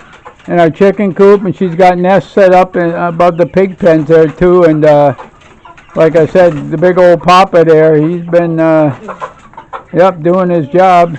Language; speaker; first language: English; native; English